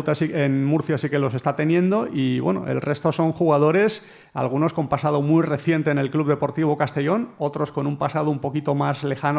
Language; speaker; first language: Spanish; native; Spanish